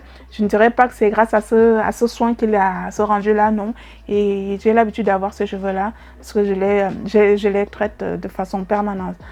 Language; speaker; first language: French; native; French